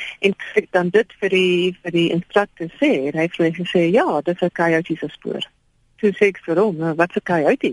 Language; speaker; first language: Afrikaans; non-native, local second language; English